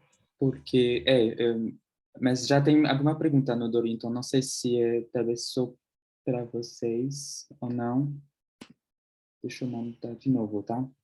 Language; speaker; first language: Portuguese; non-native, fluent; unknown